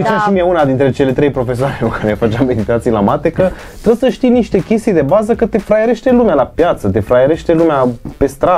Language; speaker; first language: Romanian; native; Romanian